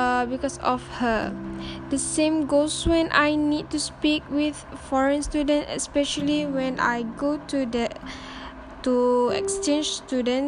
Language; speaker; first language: English; non-native, learner; Malay